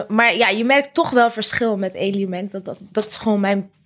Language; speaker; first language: Dutch; native; Dutch